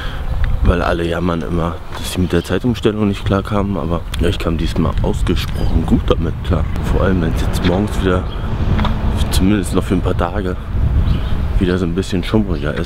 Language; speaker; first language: German; native; German